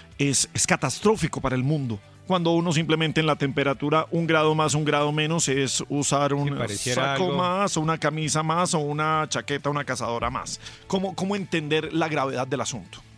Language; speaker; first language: Spanish; native; Spanish